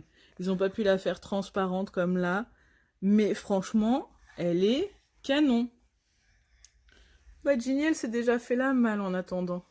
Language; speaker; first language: French; native; French